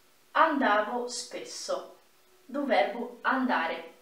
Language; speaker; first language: Italian; non-native, fluent; Portuguese